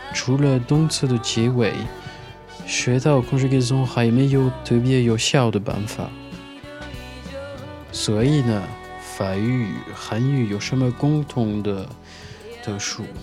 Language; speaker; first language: Chinese; non-native, fluent; French